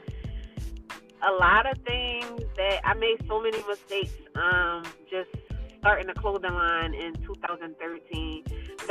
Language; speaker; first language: English; native; English